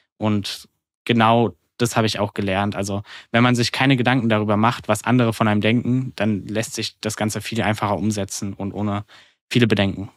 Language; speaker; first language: German; native; German